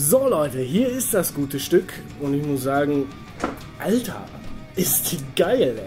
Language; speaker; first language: German; native; German